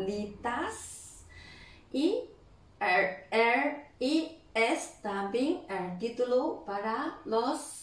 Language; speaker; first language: Spanish; non-native, learner; Chinese